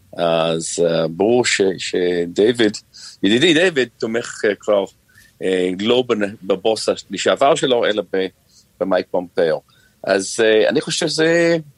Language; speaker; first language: Hebrew; non-native, fluent; English